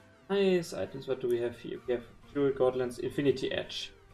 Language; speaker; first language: English; non-native, fluent; German